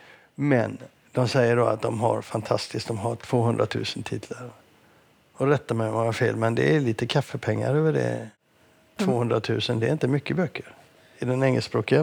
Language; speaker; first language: Swedish; native; Swedish